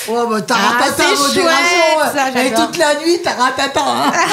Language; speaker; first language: French; native; French